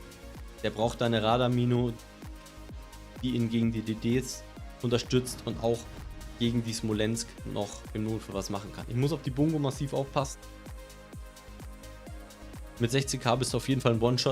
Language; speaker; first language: German; native; German